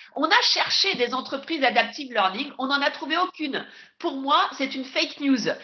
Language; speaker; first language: French; native; French